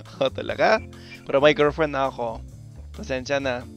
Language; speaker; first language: Filipino; non-native, fluent; English